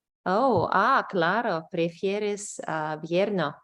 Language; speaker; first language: Spanish; non-native, learner; English